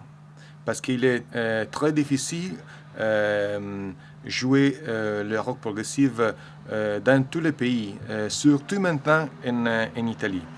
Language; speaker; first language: French; non-native, learner; Italian